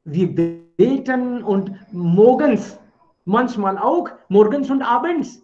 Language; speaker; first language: German; non-native, fluent; Hindi